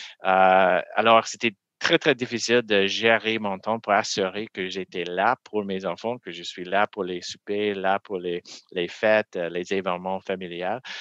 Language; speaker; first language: French; non-native, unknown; English